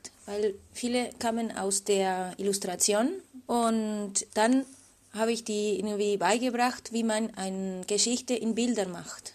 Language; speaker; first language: German; non-native, fluent; Spanish